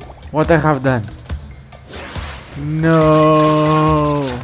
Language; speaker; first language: English; non-native, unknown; Greek